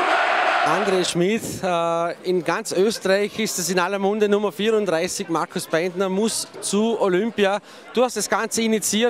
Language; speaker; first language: German; native; German